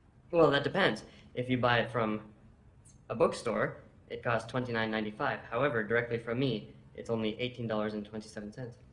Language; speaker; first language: English; native; English